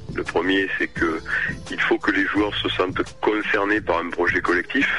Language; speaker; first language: French; native; French